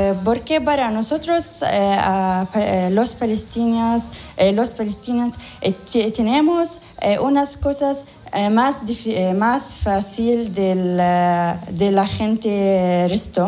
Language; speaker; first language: Spanish; non-native, learner; Arabic